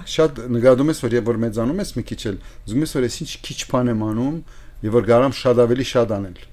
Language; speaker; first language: Armenian; early bilingual, heritage; Armenian